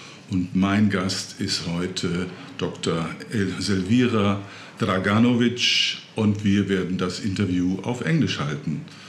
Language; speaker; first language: German; native; German